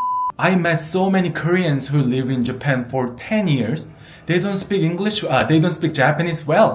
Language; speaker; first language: English; non-native, fluent; Korean